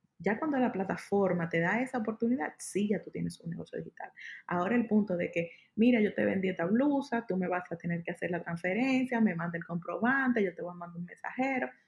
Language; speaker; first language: Spanish; native; Spanish